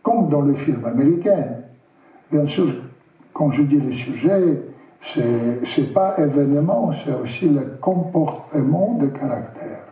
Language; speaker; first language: French; non-native, learner; Russian